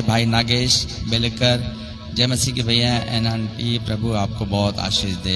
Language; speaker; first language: Hindi; native; Hindi